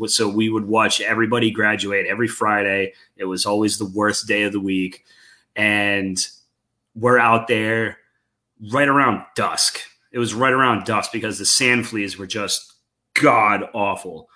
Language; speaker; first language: English; native; English